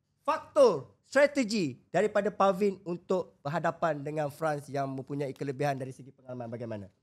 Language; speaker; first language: Malay; native; Malay